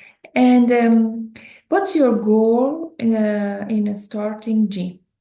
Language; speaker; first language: English; non-native, learner; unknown